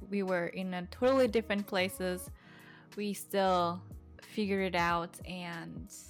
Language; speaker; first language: English; non-native, fluent; Japanese